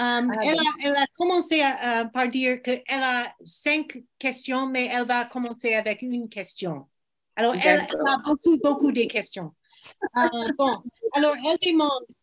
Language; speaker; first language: French; non-native, fluent; English